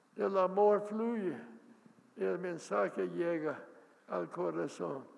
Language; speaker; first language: Spanish; non-native, fluent; English